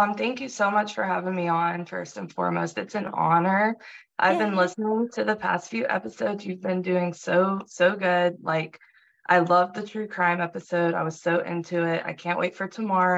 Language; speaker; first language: English; native; English